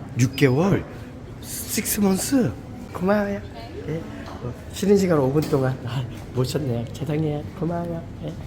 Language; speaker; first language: Korean; native; Korean